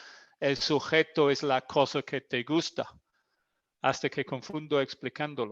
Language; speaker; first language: Spanish; non-native, fluent; English